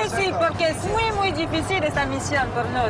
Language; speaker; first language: Spanish; non-native, learner; French